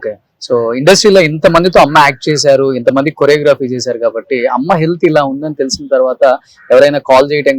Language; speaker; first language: Telugu; native; Telugu